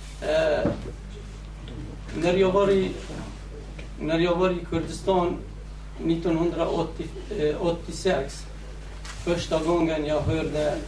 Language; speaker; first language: Swedish; non-native, fluent; Central Kurdish